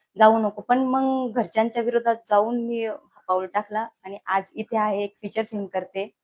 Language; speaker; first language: Marathi; native; Marathi